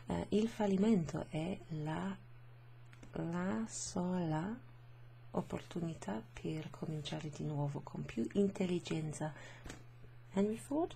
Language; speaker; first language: Italian; non-native, fluent; English